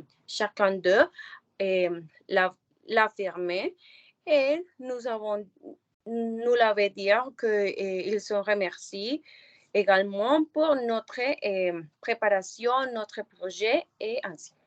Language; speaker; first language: French; non-native, learner; Spanish